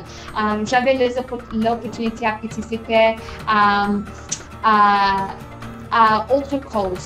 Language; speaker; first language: French; non-native, fluent; English